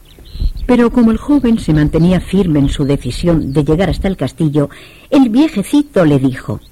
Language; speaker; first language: Spanish; native; Spanish